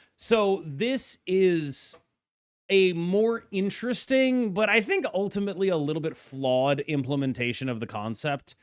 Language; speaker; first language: English; native; English